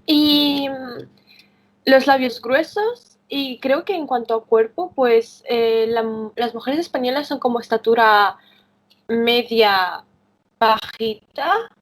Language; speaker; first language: Spanish; early bilingual, other home language; Romanian